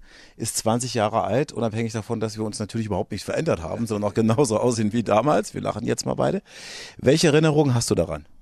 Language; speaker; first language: German; native; German